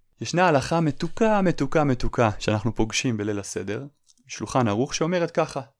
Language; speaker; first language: Hebrew; native; Hebrew